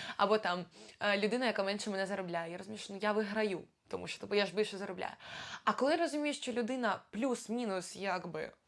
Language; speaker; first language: Ukrainian; non-native, local second language; Russian